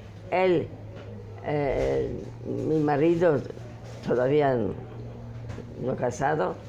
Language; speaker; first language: Spanish; non-native, fluent; Polish